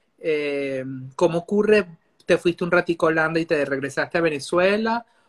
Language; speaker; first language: Spanish; native; Spanish